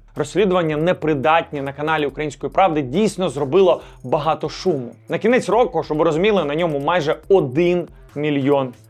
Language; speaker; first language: Ukrainian; native; Ukrainian